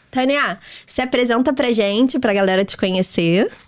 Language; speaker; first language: Portuguese; native; Portuguese